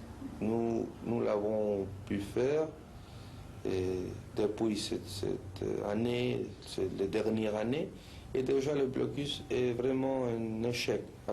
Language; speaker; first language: French; non-native, fluent; Spanish